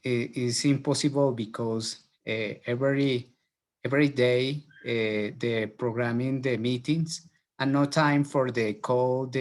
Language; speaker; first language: English; non-native, learner; Spanish